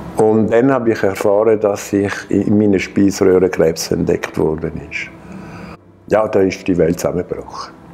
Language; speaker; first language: German; non-native, local second language; French